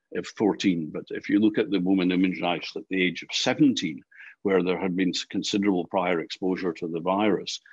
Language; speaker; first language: English; native; English